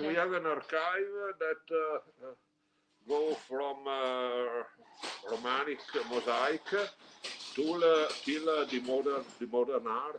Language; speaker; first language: English; non-native, learner; Italian